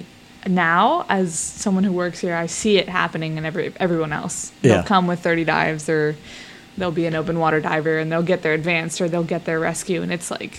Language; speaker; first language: English; native; English